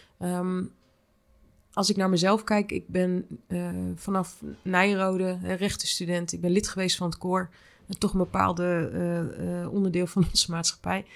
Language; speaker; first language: Dutch; native; Dutch